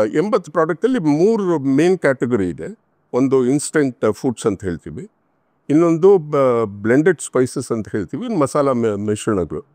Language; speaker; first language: Kannada; non-native, local second language; Tamil